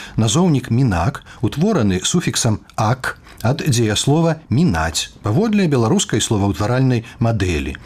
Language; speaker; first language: Belarusian; native; Belarusian